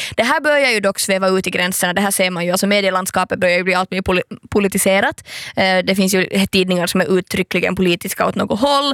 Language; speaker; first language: Swedish; native; Swedish